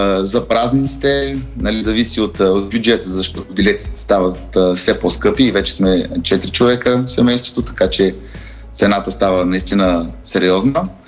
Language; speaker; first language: Bulgarian; early bilingual, heritage; Bulgarian